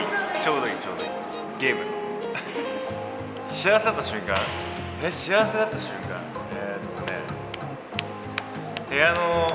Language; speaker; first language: Japanese; native; Japanese